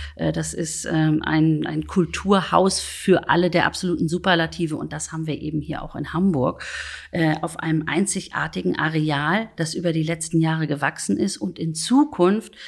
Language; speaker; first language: German; native; German